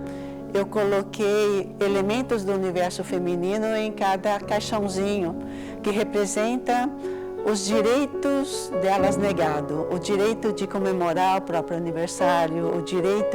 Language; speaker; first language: Portuguese; early bilingual, other home language; Cantonese